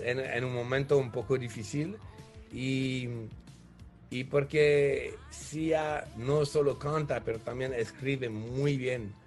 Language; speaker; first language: Spanish; non-native, fluent; French